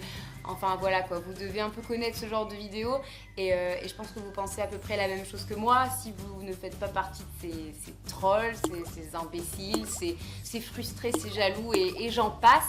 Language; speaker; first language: French; native; French